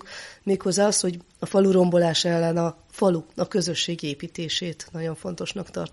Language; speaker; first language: Hungarian; native; Hungarian